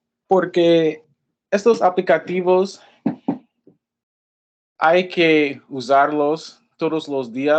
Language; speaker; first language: Spanish; non-native, learner; English